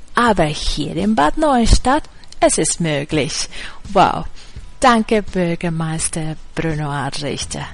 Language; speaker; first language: German; non-native, learner; Spanish